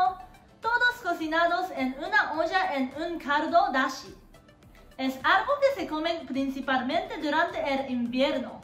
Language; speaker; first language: Spanish; non-native, fluent; Japanese